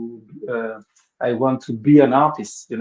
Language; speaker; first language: English; non-native, local second language; Wolof